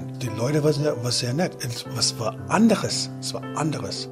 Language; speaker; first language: German; non-native, learner; English